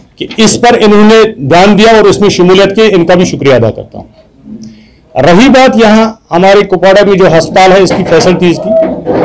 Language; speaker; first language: Urdu; non-native, local second language; Kashmiri